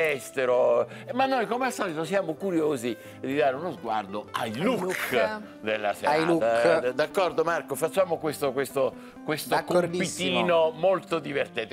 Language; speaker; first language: Italian; native; Italian